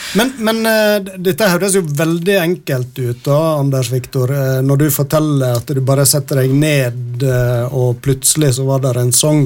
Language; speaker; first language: Norwegian; native; Norwegian